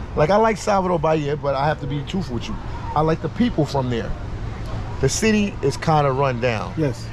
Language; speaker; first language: English; native; English